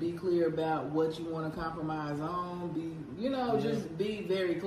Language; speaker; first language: English; native; English